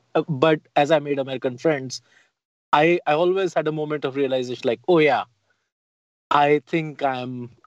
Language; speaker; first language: English; non-native, local second language; Hindi